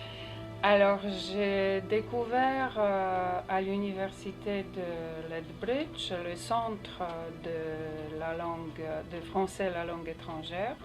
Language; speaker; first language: French; non-native, fluent; Polish